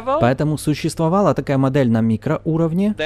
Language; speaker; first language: Russian; native; Russian